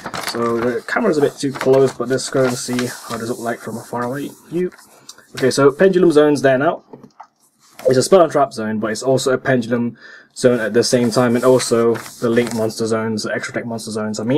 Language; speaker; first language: English; native; English